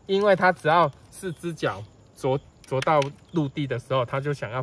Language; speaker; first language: Chinese; native; Chinese